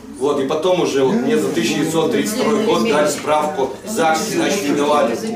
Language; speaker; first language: Russian; native; Russian